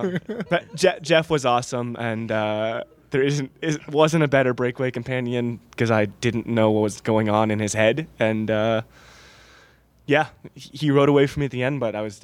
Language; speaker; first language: English; native; English